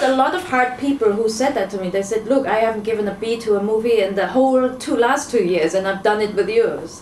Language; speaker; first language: English; non-native, fluent; German